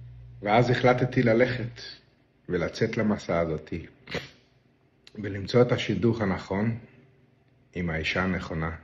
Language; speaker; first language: Hebrew; non-native, local second language; Yiddish